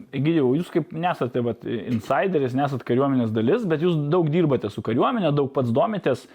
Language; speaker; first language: Lithuanian; native; Lithuanian